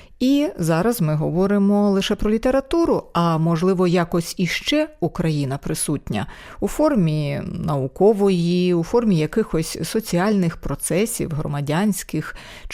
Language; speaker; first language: Ukrainian; native; Ukrainian